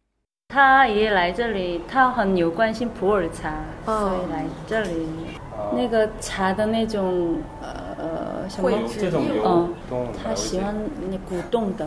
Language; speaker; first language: Chinese; non-native, learner; Korean